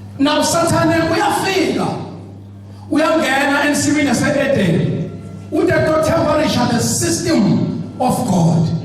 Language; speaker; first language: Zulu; non-native, local second language; Swati